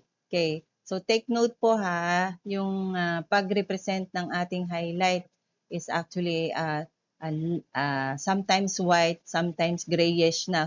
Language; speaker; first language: Filipino; native; Filipino